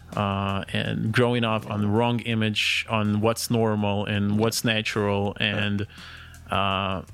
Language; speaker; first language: English; early bilingual, other home language; Russian